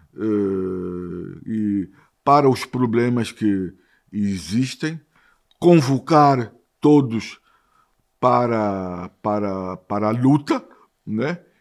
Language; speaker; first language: Portuguese; native; Portuguese